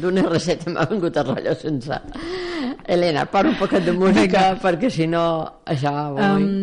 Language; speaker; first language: Catalan; native; Catalan